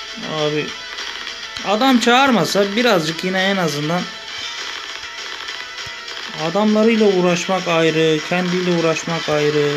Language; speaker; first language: Turkish; native; Turkish